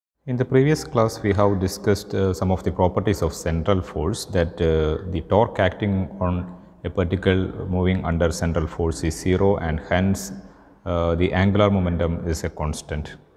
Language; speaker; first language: English; non-native, local second language; Malayalam